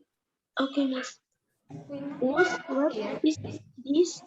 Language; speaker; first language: English; non-native, learner; Indonesian